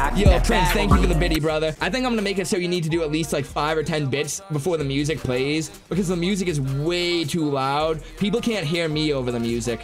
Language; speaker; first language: English; native; English